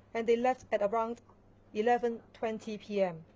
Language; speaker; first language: English; non-native, local second language; Chinese